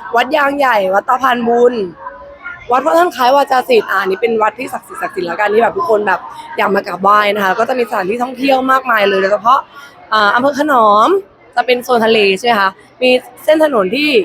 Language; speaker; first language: Thai; native; Thai